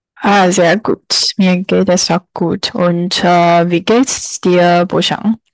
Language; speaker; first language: German; non-native, fluent; Chinese